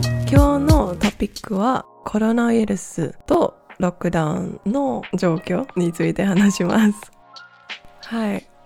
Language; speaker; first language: Japanese; non-native, learner; English